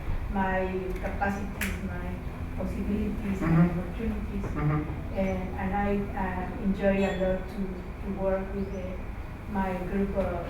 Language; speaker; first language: English; non-native, learner; Spanish